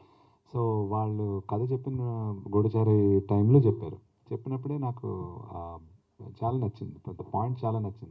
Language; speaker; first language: Telugu; native; Telugu